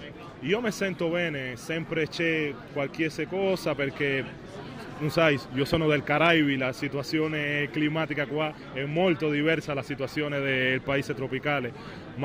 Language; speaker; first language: Italian; non-native, fluent; Spanish